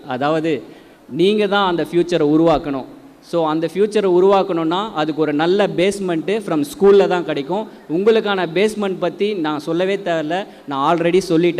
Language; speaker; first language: Tamil; native; Tamil